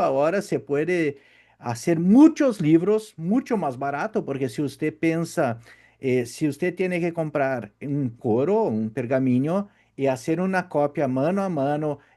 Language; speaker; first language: Spanish; non-native, fluent; Portuguese